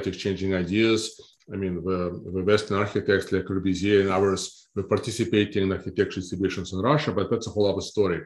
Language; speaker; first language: English; non-native, fluent; Russian